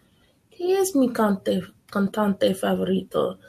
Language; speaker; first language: Spanish; non-native, learner; English